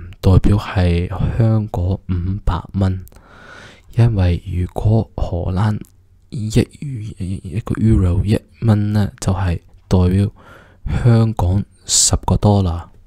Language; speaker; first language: Cantonese; early bilingual, heritage; Cantonese